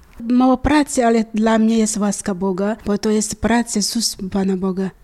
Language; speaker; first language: Polish; non-native, learner; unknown